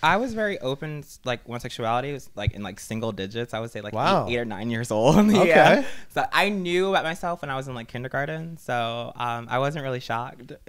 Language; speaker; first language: English; native; English